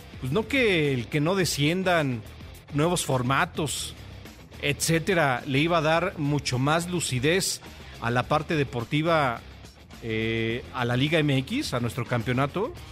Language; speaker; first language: Spanish; native; Spanish